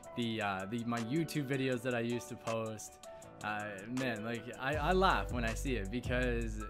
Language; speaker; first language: English; native; English